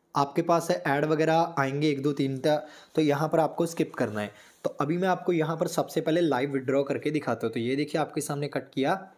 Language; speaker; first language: Hindi; native; Hindi